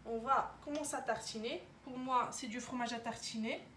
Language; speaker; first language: French; non-native, local second language; Arabic